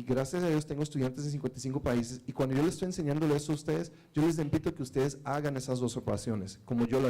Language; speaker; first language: Spanish; native; Spanish